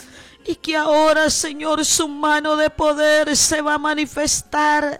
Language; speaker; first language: Spanish; native; Spanish